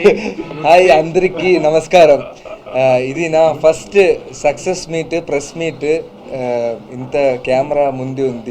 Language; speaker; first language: Telugu; non-native, learner; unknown